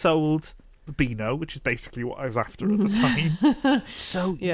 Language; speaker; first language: English; native; English